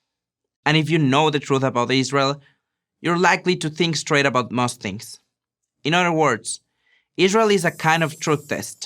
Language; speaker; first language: English; non-native, fluent; Spanish